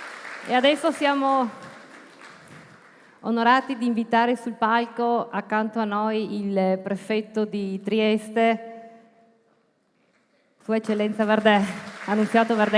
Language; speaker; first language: Italian; native; Italian